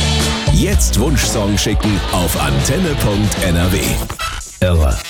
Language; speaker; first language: German; native; German